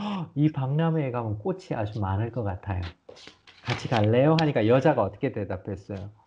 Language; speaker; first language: Korean; native; Korean